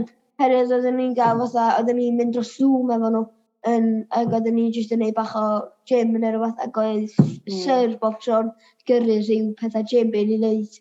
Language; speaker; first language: Welsh; native; Welsh